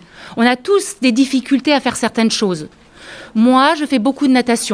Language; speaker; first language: French; native; French